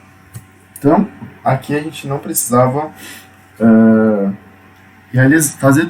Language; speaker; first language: Portuguese; native; Portuguese